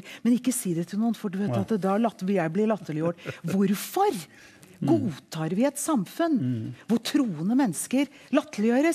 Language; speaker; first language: Norwegian; early bilingual, heritage; Norwegian